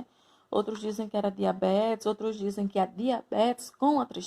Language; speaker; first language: Portuguese; native; Portuguese